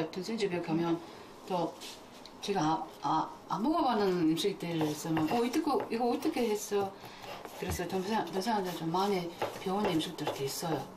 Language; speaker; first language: Korean; non-native, fluent; Mongolian